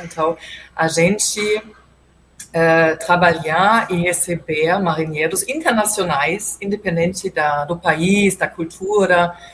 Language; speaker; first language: Portuguese; non-native, fluent; German